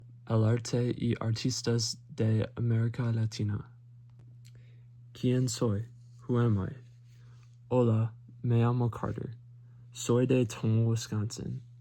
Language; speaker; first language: Spanish; non-native, learner; English